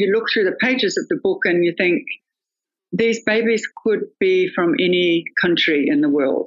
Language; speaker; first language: English; native; English